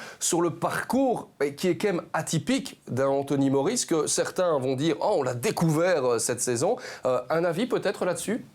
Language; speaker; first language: French; native; French